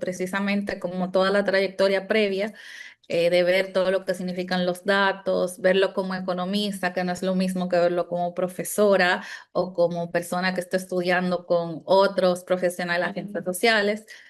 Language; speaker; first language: Spanish; native; Spanish